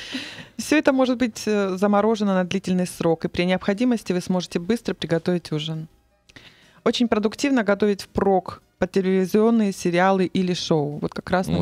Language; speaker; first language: Russian; native; Russian